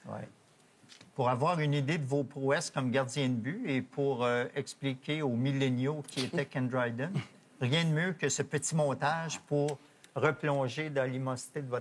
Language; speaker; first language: French; native; French